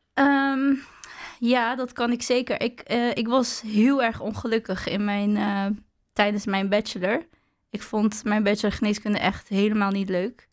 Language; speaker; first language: Dutch; early bilingual, other home language; Arabic